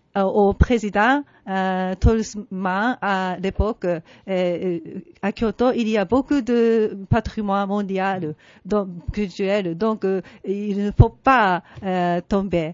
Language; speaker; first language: French; non-native, fluent; Japanese